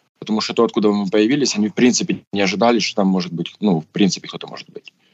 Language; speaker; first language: Russian; native; Russian